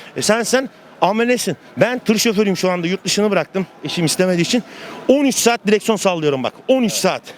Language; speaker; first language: Turkish; native; Turkish